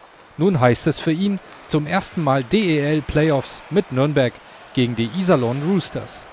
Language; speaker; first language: German; native; German